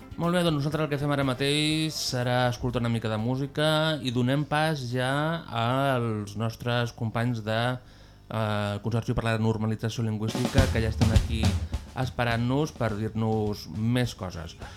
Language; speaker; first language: Catalan; native; Catalan